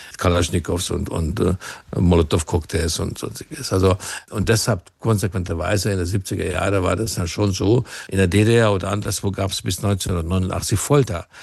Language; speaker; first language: German; non-native, fluent; Hungarian